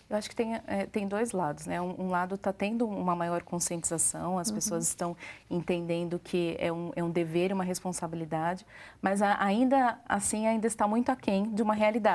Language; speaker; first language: Portuguese; native; Portuguese